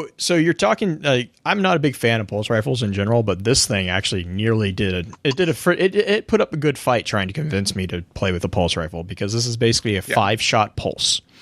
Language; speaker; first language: English; native; English